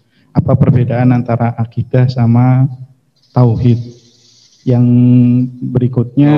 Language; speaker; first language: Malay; non-native, local second language; Javanese